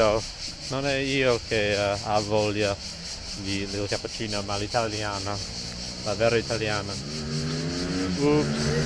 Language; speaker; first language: Italian; non-native, fluent; English